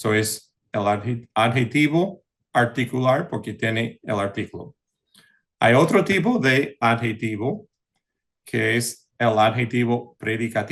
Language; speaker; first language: Spanish; early bilingual, heritage; English